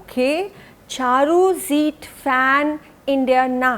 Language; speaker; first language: German; non-native, fluent; Hindi